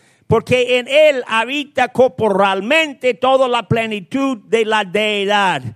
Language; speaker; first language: Spanish; non-native, fluent; English